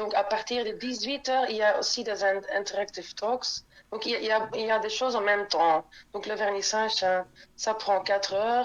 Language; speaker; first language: French; non-native, local second language; Dutch